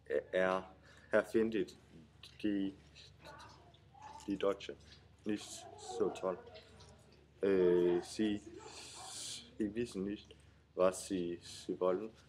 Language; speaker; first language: German; non-native, learner; Danish